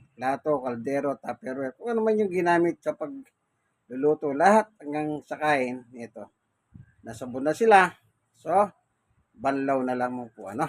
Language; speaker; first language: Filipino; native; Filipino